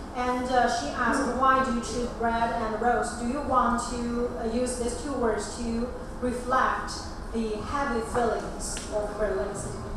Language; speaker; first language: English; non-native, fluent; Chinese